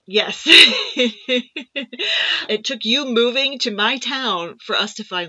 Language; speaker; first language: English; native; English